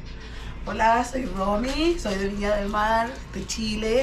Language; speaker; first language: Spanish; native; Spanish